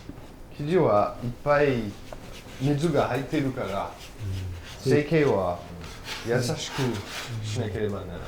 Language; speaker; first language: Japanese; non-native, learner; French